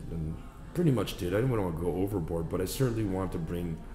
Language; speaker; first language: English; native; English